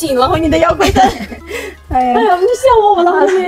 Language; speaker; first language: Chinese; non-native, learner; Ukrainian